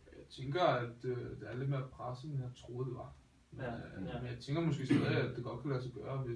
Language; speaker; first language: Danish; native; Danish